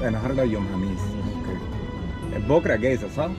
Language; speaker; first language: Arabic; non-native, learner; English